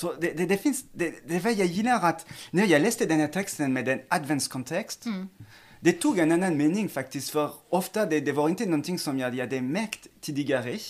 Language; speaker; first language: Swedish; non-native, fluent; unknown